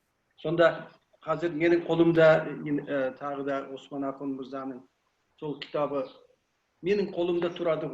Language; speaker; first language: Kyrgyz; non-native, learner; Kazakh